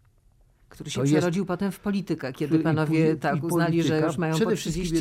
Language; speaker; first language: Polish; native; Polish